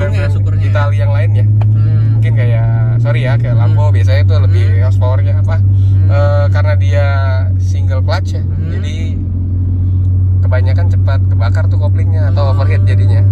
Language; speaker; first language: Indonesian; native; Indonesian